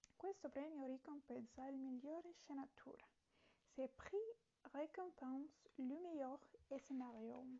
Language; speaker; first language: French; non-native, learner; Italian